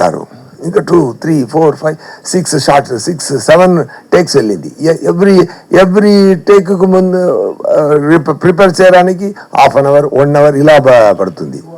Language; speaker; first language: Telugu; non-native, fluent; Tamil